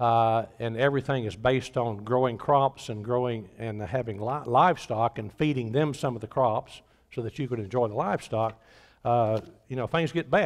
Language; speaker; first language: English; native; English